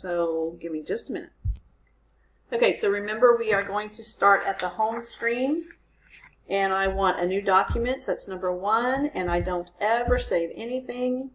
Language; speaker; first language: English; native; English